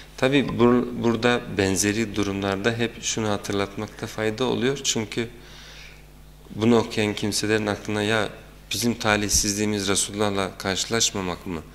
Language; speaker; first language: Turkish; native; Turkish